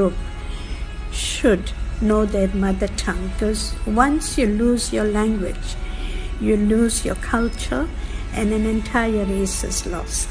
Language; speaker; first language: English; non-native, local second language; Tamil